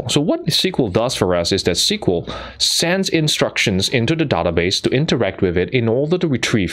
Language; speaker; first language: English; non-native, fluent; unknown